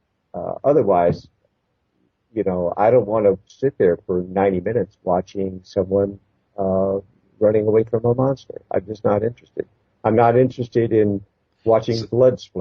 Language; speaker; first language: English; native; English